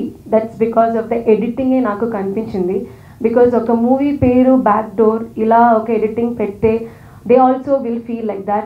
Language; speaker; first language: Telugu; non-native, learner; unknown